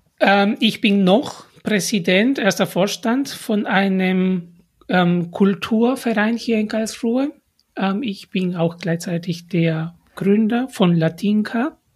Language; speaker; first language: German; non-native, fluent; Spanish